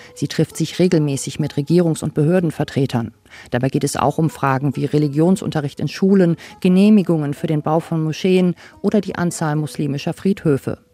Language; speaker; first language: German; native; German